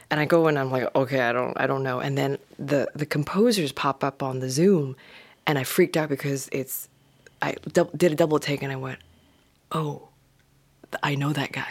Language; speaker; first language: English; non-native, local second language; Cantonese